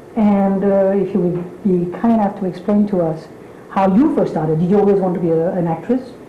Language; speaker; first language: English; non-native, fluent; French